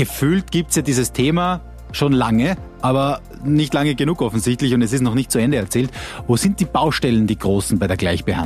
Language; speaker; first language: German; native; German